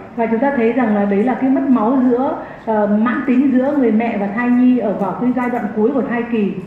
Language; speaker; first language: Vietnamese; native; Vietnamese